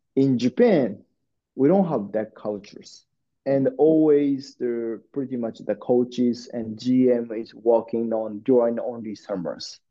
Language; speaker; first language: English; non-native, learner; Japanese